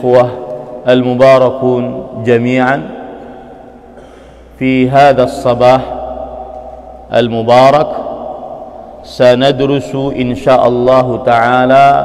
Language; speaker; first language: Arabic; non-native, fluent; Indonesian